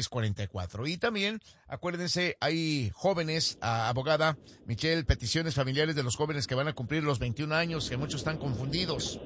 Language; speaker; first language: Spanish; native; Spanish